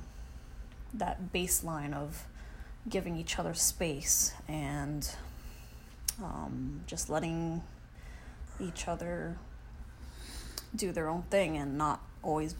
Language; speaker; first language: English; native; English